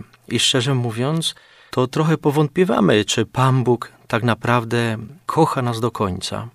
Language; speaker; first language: Polish; native; Polish